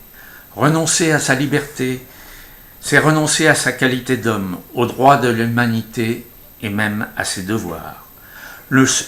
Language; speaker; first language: French; native; French